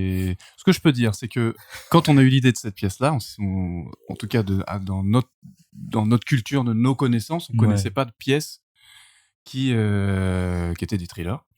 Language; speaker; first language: French; native; French